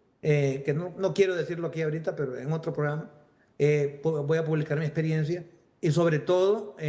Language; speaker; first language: Spanish; native; Spanish